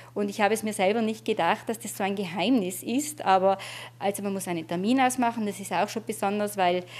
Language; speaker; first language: German; native; German